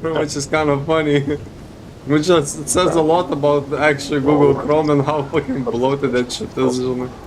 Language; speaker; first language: English; non-native, fluent; Lithuanian